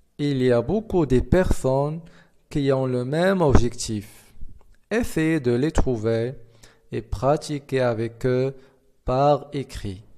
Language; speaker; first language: French; non-native, fluent; Arabic